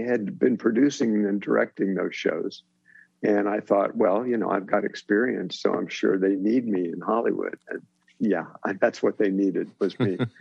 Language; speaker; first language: English; native; English